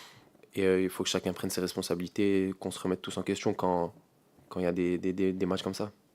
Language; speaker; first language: French; native; French